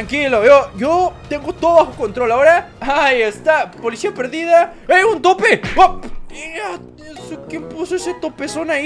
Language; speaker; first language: Spanish; native; Spanish